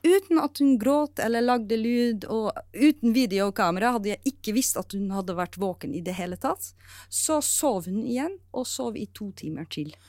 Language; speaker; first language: Norwegian; non-native, fluent; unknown